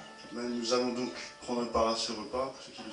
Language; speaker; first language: French; native; French